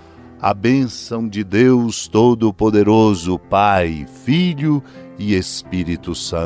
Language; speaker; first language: Portuguese; native; Portuguese